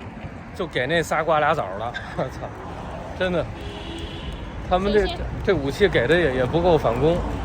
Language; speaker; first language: Chinese; native; Chinese